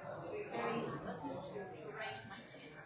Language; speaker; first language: English; non-native, learner; Vietnamese